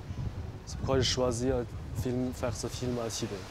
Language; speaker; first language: French; non-native, fluent; Chinese